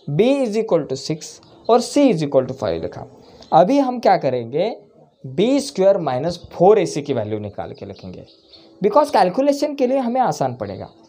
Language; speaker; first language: Hindi; non-native, local second language; Marathi